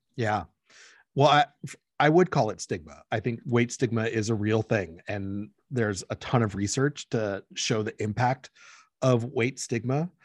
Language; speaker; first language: English; early bilingual, other home language; Spanish